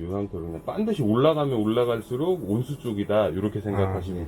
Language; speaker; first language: Korean; native; Korean